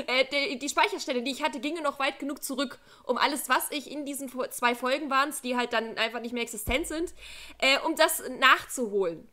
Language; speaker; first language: German; native; German